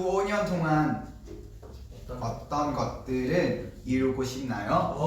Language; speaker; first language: Korean; non-native, learner; Vietnamese